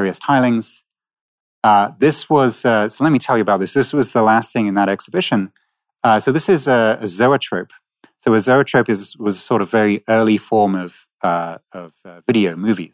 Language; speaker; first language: English; native; English